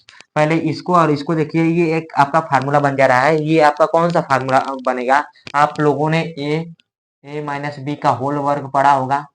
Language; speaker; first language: Hindi; native; Hindi